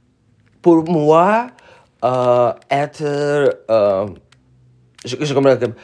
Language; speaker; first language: French; non-native, learner; Russian